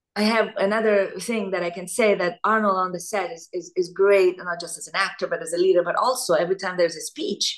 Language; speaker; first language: English; non-native, fluent; Italian